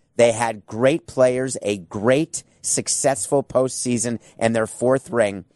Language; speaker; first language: English; native; English